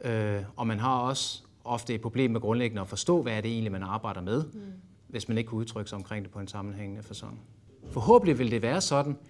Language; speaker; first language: Danish; native; Danish